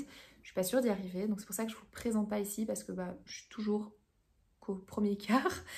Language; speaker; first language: French; native; French